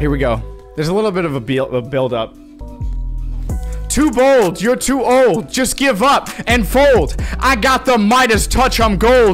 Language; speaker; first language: English; native; English